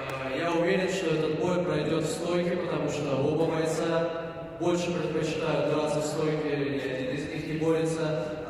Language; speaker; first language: Russian; native; Russian